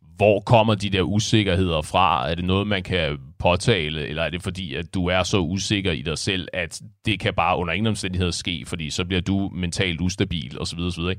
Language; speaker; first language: Danish; native; Danish